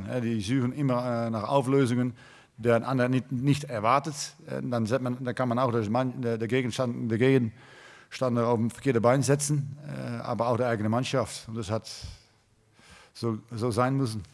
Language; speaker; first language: German; non-native, fluent; Dutch